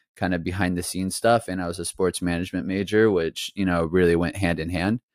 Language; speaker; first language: English; native; English